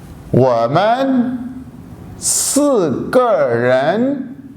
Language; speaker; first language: Chinese; non-native, fluent; Urdu